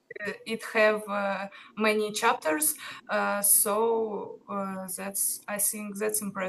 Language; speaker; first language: English; non-native, learner; Russian